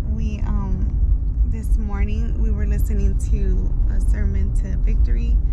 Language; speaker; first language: English; early bilingual, other home language; Spanish